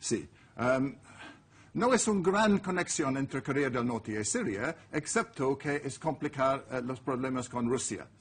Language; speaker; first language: Spanish; non-native, learner; English